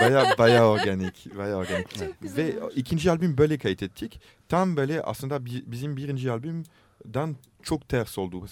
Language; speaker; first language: Turkish; non-native, learner; French